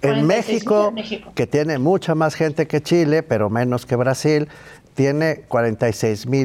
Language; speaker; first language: Spanish; native; Spanish